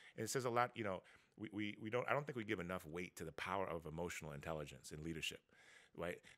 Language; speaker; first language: English; native; English